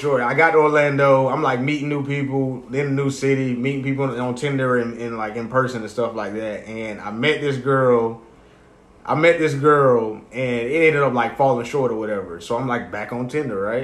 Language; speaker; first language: English; native; English